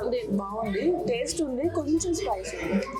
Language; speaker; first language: Telugu; native; Telugu